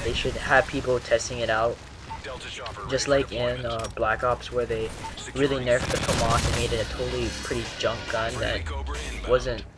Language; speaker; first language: English; native; English